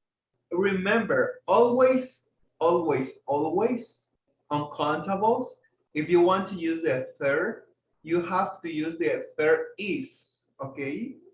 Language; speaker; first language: English; non-native, fluent; Spanish